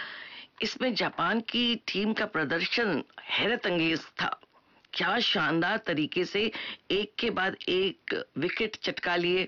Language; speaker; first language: Hindi; native; Hindi